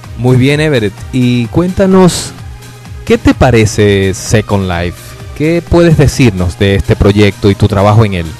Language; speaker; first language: Spanish; native; Spanish